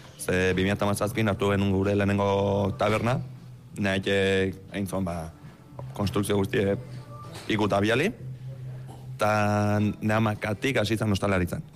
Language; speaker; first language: Basque; early bilingual, other home language; Romanian